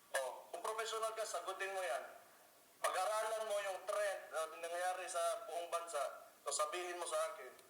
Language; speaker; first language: Filipino; non-native, local second language; Cebuano